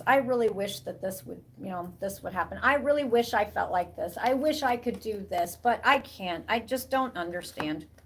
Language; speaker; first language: English; native; English